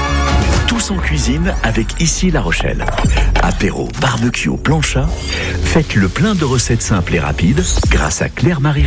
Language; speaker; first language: French; native; French